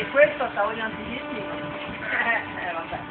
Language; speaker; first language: Italian; native; Italian